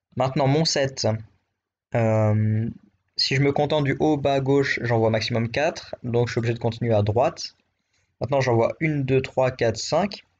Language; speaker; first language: French; native; French